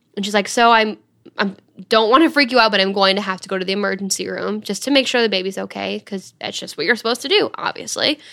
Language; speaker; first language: English; native; English